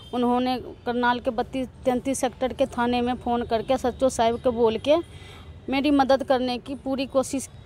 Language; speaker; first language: Hindi; native; Hindi